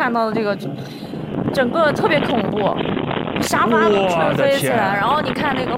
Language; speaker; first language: Chinese; native; Chinese